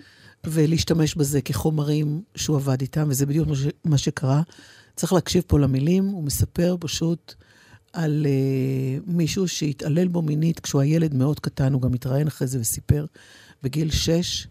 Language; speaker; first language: Hebrew; native; Hebrew